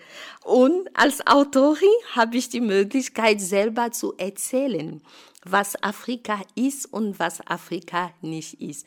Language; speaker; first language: German; non-native, fluent; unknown